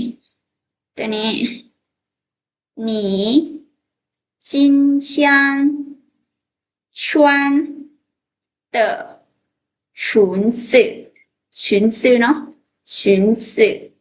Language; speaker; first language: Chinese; non-native, fluent; Lao